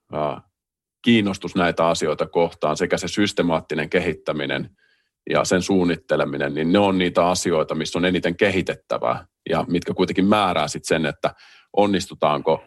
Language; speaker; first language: Finnish; native; Finnish